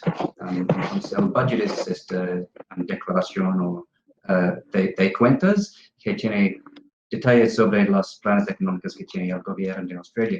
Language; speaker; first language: Spanish; non-native, fluent; English